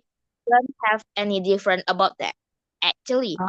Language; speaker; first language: English; non-native, learner; Indonesian